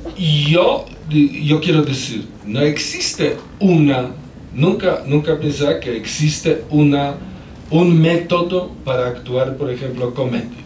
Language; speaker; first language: Spanish; non-native, fluent; Polish